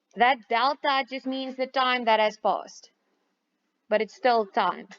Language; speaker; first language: English; non-native, local second language; Afrikaans